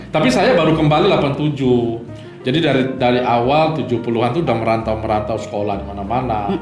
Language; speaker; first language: Indonesian; native; Indonesian